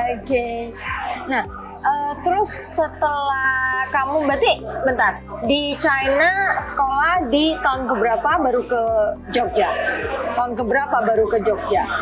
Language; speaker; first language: Indonesian; native; Indonesian